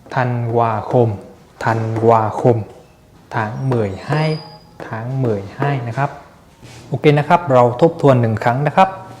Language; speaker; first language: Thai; non-native, fluent; Vietnamese